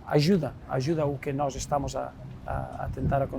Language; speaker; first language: Portuguese; non-native, fluent; Spanish